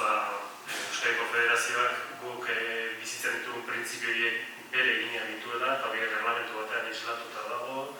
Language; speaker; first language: Basque; native; Basque